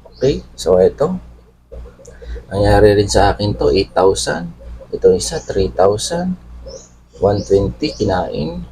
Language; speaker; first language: Filipino; non-native, local second language; Bikol